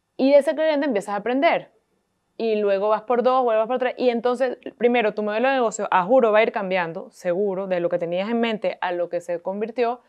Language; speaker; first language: Spanish; native; Spanish